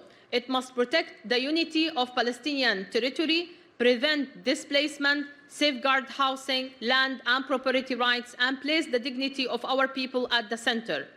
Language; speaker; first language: English; non-native, fluent; Arabic